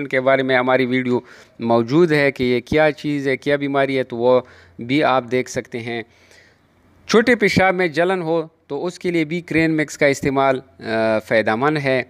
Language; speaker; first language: Urdu; non-native, local second language; Pashto